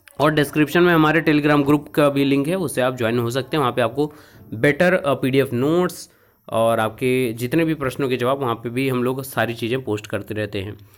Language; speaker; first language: Hindi; native; Hindi